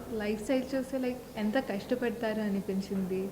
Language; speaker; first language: Telugu; non-native, local second language; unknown